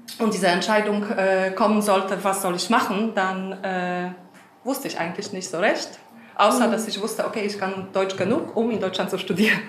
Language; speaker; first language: German; non-native, fluent; Polish